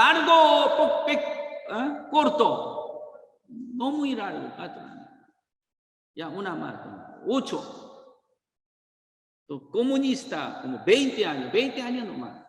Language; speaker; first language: Spanish; non-native, learner; Korean